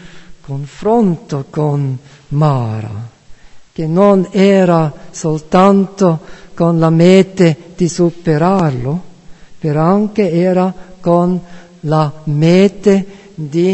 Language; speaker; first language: Italian; non-native, fluent; German